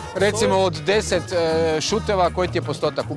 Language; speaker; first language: Croatian; native; Croatian